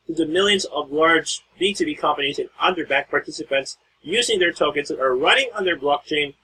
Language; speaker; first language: English; non-native, local second language; Filipino